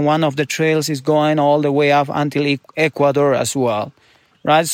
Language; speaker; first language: English; non-native, fluent; Spanish